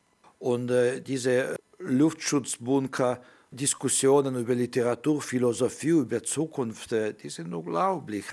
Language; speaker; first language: German; non-native, learner; Ukrainian